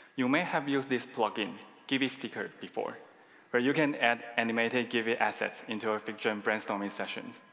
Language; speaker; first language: English; non-native, fluent; Chinese